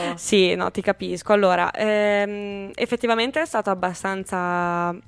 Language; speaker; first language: Italian; native; Italian